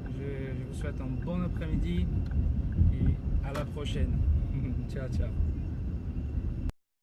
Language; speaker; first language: French; non-native, fluent; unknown